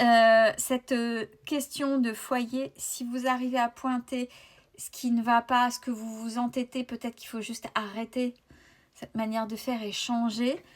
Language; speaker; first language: French; native; French